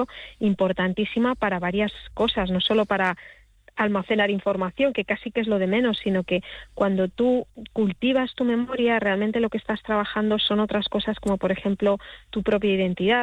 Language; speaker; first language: Spanish; native; Spanish